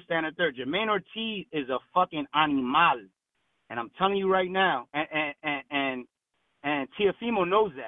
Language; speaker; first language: English; native; English